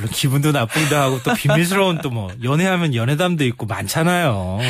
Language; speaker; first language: Korean; native; Korean